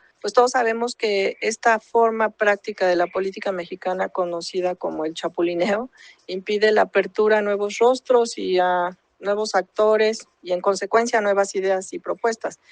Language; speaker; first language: Spanish; native; Spanish